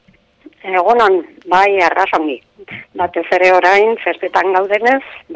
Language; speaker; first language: Basque; non-native, local second language; Spanish